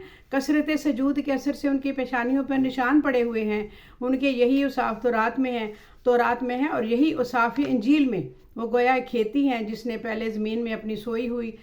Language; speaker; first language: Urdu; native; Urdu